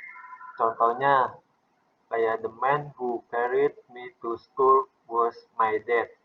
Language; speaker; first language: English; non-native, fluent; Indonesian